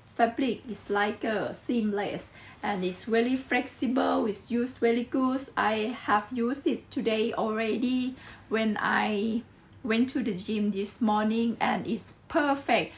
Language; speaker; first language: English; non-native, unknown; Thai